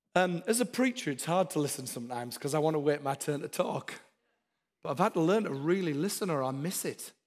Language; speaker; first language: English; native; English